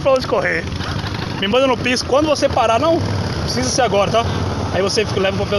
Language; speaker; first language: Portuguese; native; Portuguese